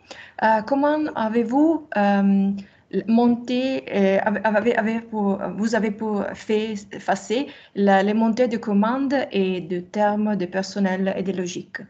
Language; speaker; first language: French; non-native, learner; Italian